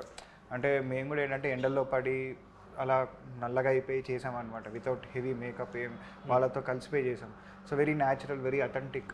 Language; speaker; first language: Telugu; native; Telugu